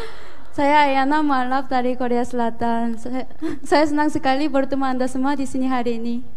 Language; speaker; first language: Indonesian; non-native, fluent; Korean